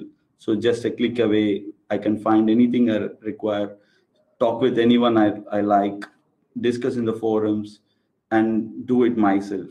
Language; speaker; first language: English; non-native, local second language; Telugu